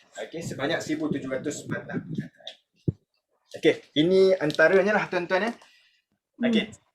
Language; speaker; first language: Malay; native; Malay